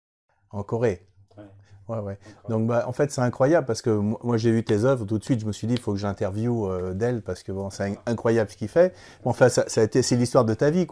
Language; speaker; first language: French; native; French